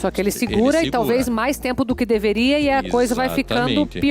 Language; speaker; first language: Portuguese; native; Portuguese